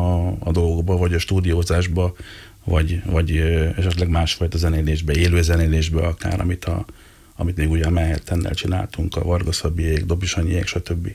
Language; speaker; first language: Hungarian; native; Hungarian